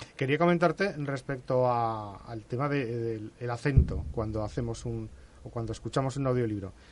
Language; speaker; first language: Spanish; native; Spanish